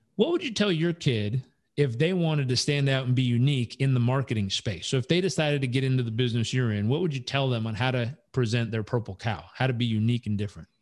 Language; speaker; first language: English; native; English